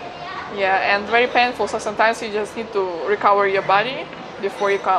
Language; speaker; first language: English; non-native, fluent; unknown